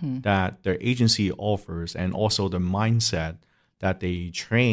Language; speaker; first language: English; non-native, local second language; Cantonese